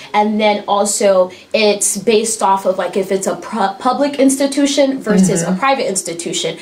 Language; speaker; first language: English; early bilingual, other home language; French